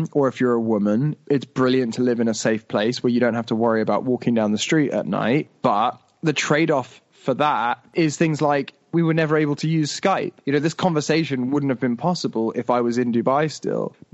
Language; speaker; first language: English; native; English